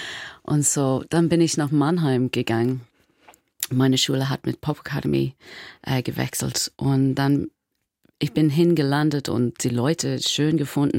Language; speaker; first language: German; non-native, learner; English